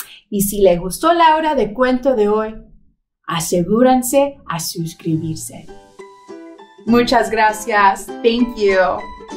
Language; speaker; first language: Spanish; early bilingual, heritage; Spanish